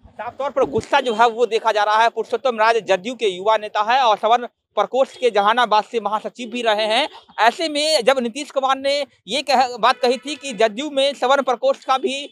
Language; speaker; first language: Hindi; native; Hindi